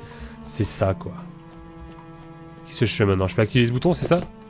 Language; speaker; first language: French; native; French